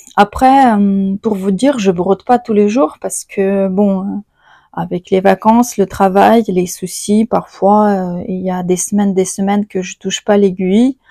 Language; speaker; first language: French; non-native, fluent; Ukrainian